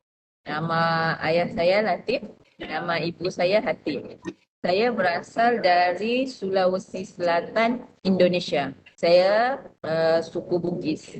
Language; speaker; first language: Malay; non-native, local second language; Buginese